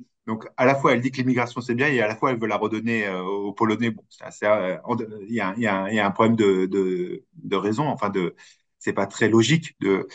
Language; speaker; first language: French; native; French